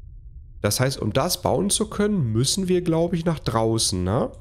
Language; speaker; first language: German; native; German